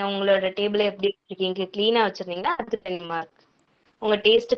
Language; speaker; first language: Tamil; native; Tamil